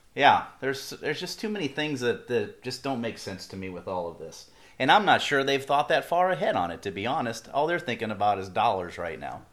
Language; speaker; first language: English; native; English